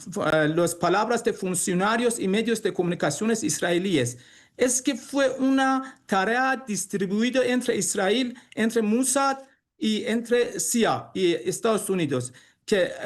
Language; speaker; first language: Spanish; non-native, learner; Persian